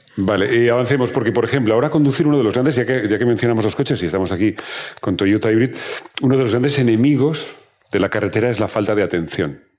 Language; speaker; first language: Spanish; native; Spanish